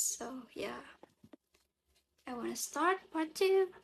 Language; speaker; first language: English; non-native, learner; Indonesian